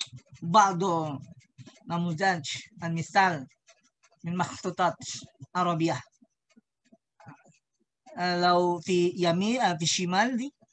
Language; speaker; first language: Arabic; non-native, learner; Indonesian